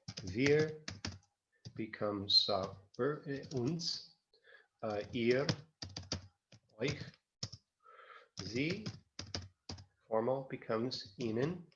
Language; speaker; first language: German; non-native, fluent; English